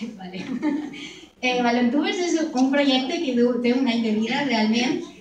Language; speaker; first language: Catalan; non-native, local second language; Spanish